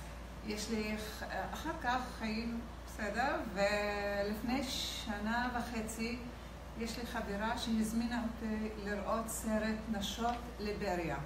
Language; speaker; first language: Hebrew; non-native, local second language; Arabic